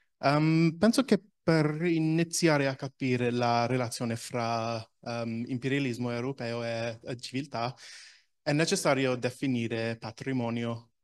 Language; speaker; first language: Italian; non-native, fluent; English